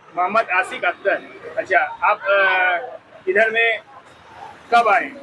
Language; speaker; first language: Hindi; non-native, local second language; Bangla